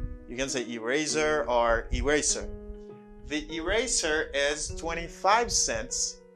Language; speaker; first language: English; non-native, learner; Haitian Creole